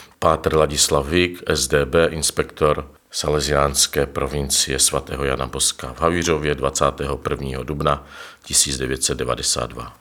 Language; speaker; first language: Czech; native; Czech